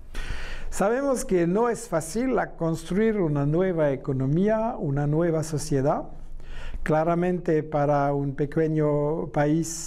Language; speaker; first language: Spanish; non-native, fluent; French